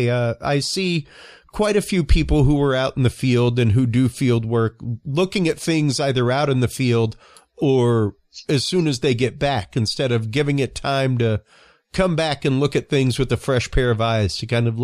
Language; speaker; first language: English; native; English